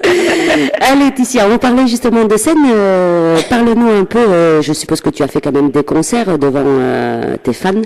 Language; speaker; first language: French; native; French